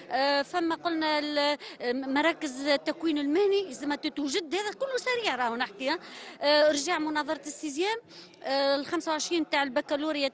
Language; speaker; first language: Arabic; native; Arabic